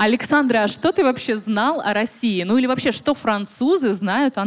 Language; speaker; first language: Russian; native; Russian